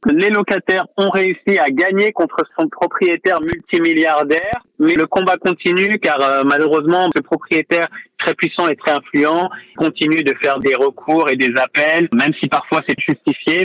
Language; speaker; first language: French; native; French